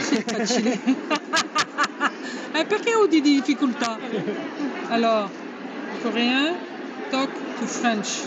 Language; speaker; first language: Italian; non-native, learner; French